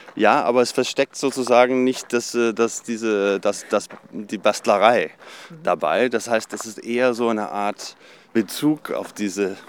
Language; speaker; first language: German; non-native, fluent; Danish